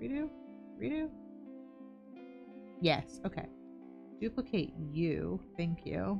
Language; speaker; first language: English; native; English